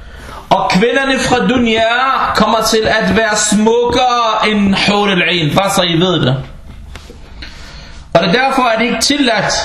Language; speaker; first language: Danish; early bilingual, other home language; Arabic